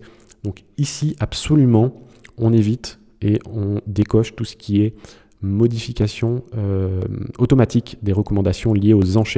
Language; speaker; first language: French; native; French